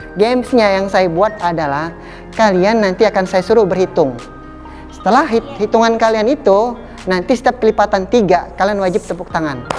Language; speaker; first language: Indonesian; native; Indonesian